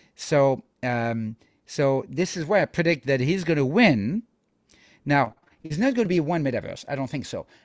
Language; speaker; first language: English; non-native, fluent; French